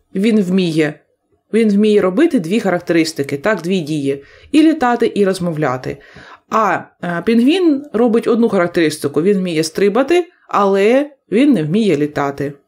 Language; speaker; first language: Ukrainian; native; Ukrainian